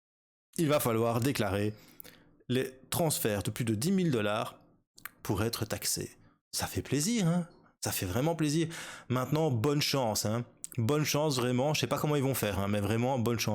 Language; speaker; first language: French; native; French